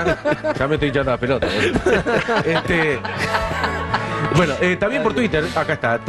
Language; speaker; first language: Spanish; native; Spanish